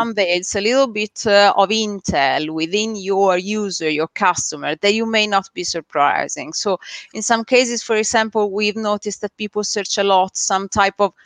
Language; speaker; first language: English; non-native, fluent; Italian